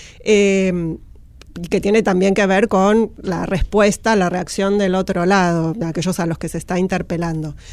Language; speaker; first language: Spanish; native; Spanish